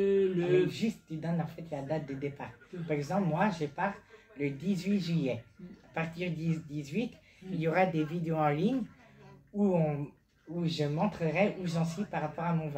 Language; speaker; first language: French; native; French